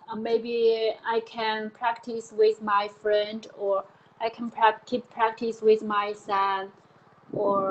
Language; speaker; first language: English; non-native, learner; Chinese